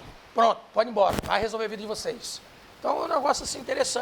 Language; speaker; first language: Portuguese; native; Portuguese